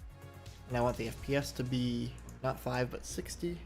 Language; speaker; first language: English; native; English